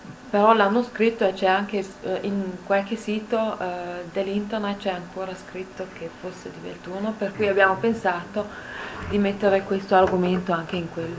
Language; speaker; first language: Italian; non-native, local second language; German